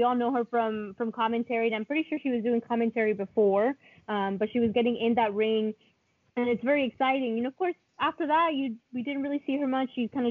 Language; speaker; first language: English; non-native, fluent; Spanish